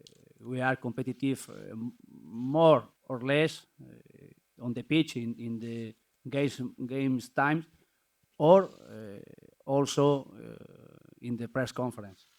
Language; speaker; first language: English; non-native, learner; Spanish